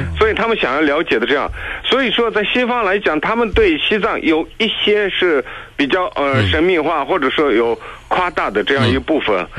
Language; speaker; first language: Chinese; non-native, local second language; Tibetan